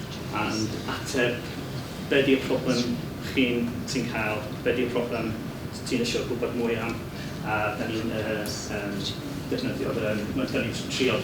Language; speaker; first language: Welsh; non-native, learner; English